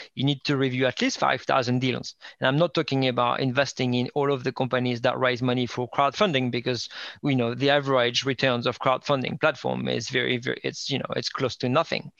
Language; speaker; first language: English; non-native, fluent; French